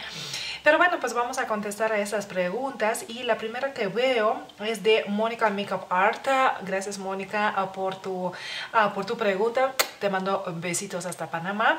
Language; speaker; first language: Spanish; non-native, fluent; Lithuanian